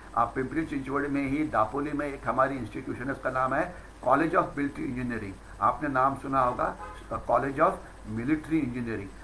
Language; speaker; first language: Hindi; non-native, local second language; Marathi